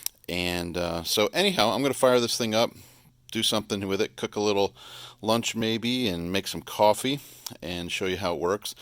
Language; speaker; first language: English; native; English